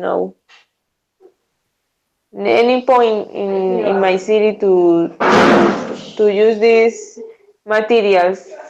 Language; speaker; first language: English; non-native, learner; Spanish